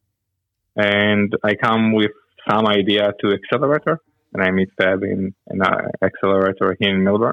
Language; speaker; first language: English; non-native, learner; Hebrew